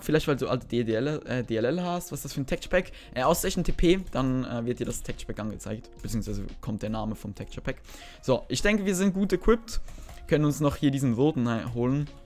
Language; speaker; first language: German; native; German